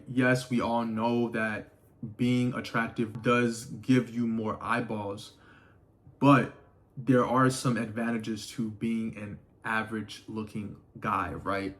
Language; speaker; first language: English; native; English